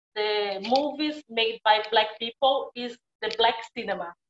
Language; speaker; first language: English; non-native, fluent; Portuguese